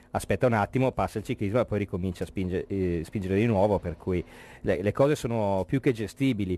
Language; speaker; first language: Italian; native; Italian